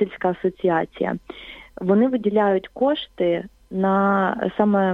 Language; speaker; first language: Ukrainian; native; Ukrainian